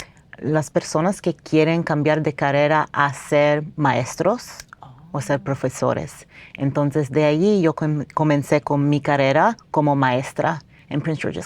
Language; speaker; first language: Spanish; non-native, fluent; English